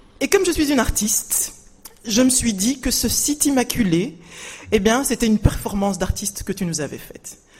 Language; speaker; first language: French; native; French